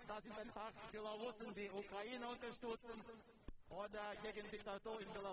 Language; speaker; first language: German; non-native, fluent; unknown